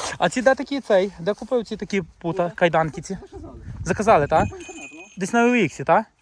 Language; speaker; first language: Ukrainian; native; Ukrainian